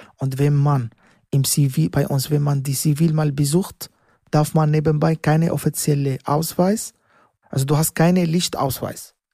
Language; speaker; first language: German; non-native, learner; Arabic